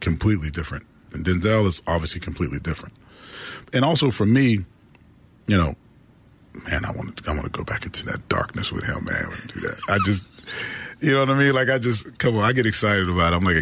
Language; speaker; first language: English; native; English